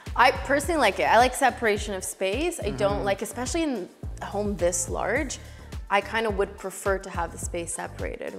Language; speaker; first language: English; native; English